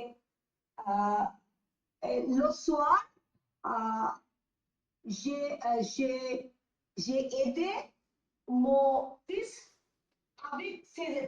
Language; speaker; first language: French; non-native, learner; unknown